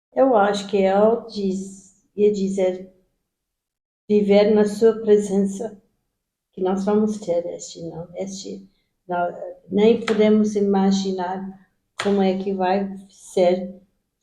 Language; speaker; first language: Portuguese; non-native, fluent; English